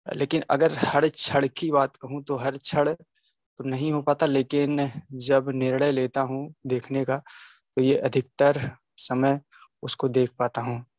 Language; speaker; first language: Hindi; native; Hindi